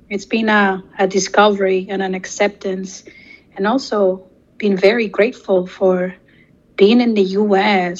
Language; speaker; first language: English; non-native, fluent; Spanish